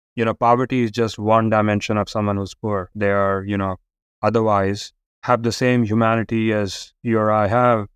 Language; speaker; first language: English; non-native, local second language; Hindi